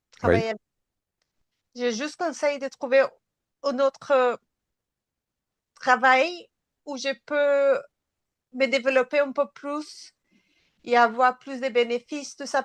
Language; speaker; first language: French; non-native, fluent; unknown